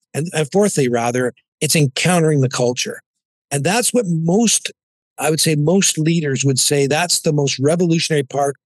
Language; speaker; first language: English; native; English